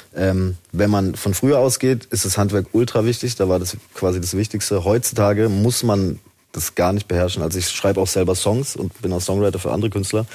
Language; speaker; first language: German; native; German